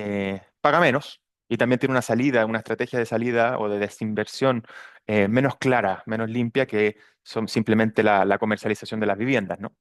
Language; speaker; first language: Spanish; native; Spanish